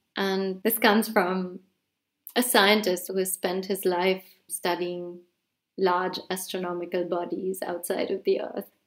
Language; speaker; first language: English; non-native, local second language; Hindi